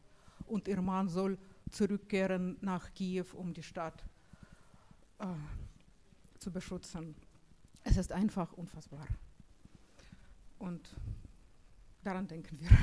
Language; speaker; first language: German; non-native, fluent; Russian